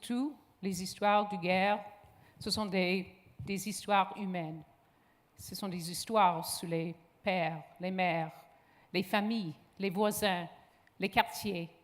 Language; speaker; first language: French; non-native, local second language; English